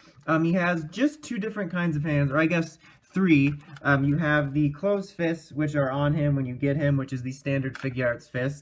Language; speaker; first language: English; native; English